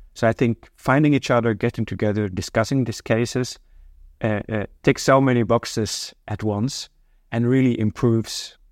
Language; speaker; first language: English; non-native, fluent; Norwegian